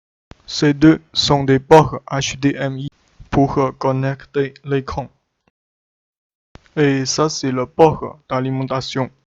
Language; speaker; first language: French; non-native, learner; Chinese